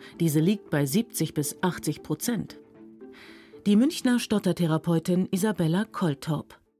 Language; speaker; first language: German; native; German